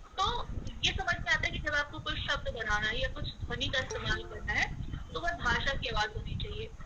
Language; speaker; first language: Hindi; native; Hindi